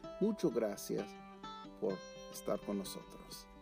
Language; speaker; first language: Spanish; non-native, fluent; English